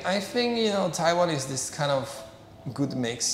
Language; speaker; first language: English; non-native, fluent; Polish